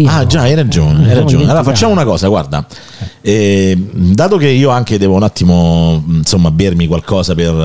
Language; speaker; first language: Italian; native; Italian